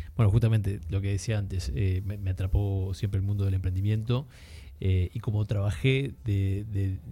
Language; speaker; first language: Spanish; native; Spanish